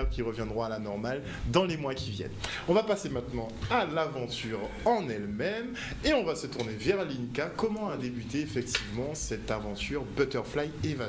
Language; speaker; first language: French; native; French